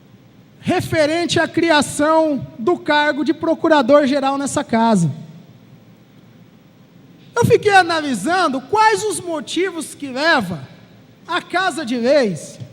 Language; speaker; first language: Portuguese; native; Portuguese